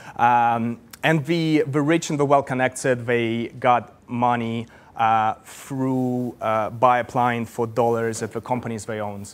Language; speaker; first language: English; non-native, fluent; Russian